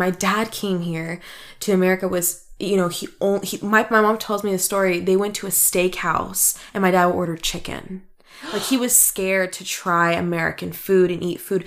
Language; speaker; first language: English; early bilingual, other home language; Russian